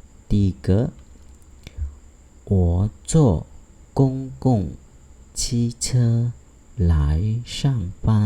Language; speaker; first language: Chinese; non-native, fluent; Khmer